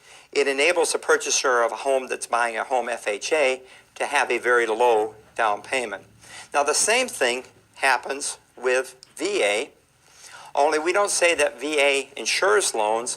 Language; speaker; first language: English; native; English